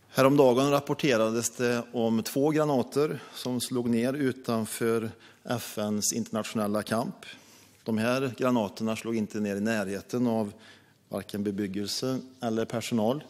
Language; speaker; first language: Swedish; native; Swedish